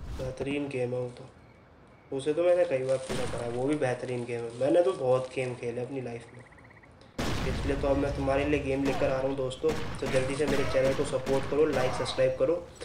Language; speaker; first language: Hindi; native; Hindi